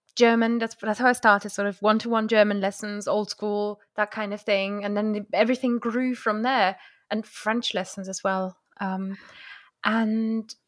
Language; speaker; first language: English; non-native, fluent; German